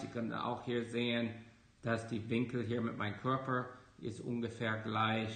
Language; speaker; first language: German; non-native, fluent; English